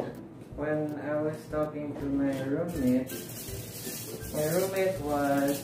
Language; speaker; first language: English; non-native, local second language; Filipino